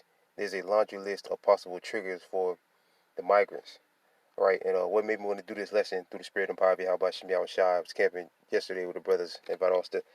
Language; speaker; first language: English; native; English